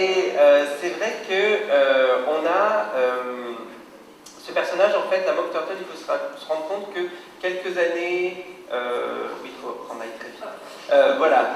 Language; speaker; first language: French; native; French